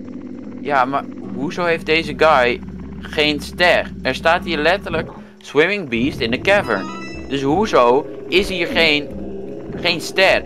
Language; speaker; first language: Dutch; native; Dutch